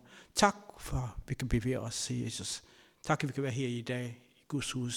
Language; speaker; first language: Danish; non-native, fluent; Kabuverdianu